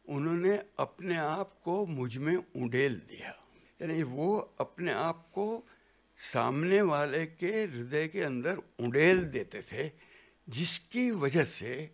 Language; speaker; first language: Hindi; non-native, local second language; Gujarati